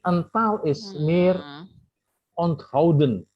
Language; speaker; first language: Dutch; non-native, fluent; Indonesian